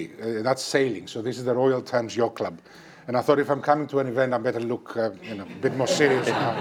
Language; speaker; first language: English; non-native, fluent; Greek